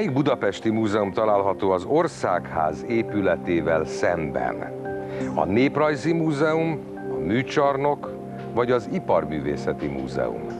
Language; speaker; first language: Hungarian; native; Hungarian